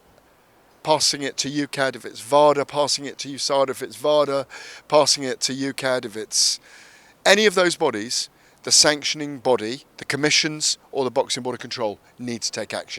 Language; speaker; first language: English; native; English